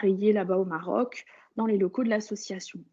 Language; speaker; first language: French; native; French